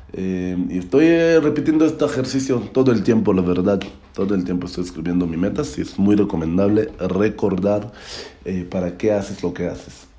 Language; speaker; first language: Spanish; non-native, learner; Hebrew